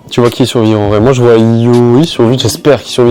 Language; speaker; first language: French; native; French